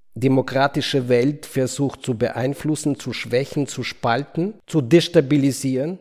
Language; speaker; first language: German; non-native, fluent; Ukrainian